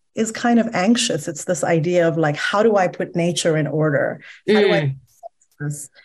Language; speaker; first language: English; early bilingual, other home language; Persian